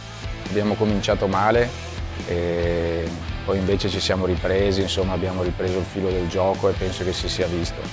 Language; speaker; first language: Italian; native; Italian